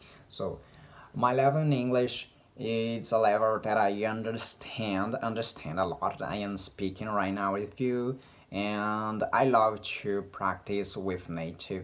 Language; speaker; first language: English; non-native, learner; Portuguese